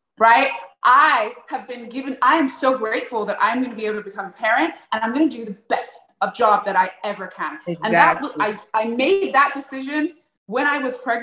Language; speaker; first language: English; native; English